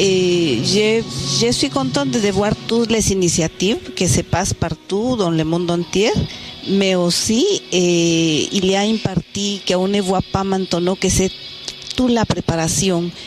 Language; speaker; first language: French; non-native, fluent; Spanish